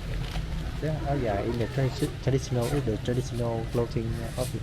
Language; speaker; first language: English; non-native, learner; Vietnamese